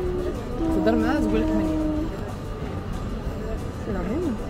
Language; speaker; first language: Japanese; native; Japanese